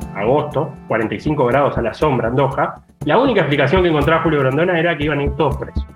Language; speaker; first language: Spanish; native; Spanish